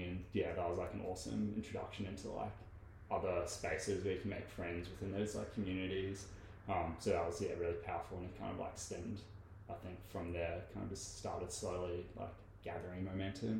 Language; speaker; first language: English; native; English